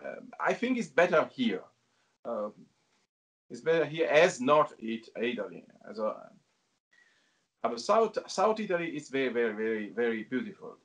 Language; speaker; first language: English; non-native, learner; Italian